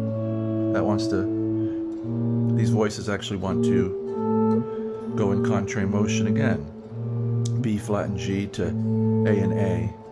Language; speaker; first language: English; native; English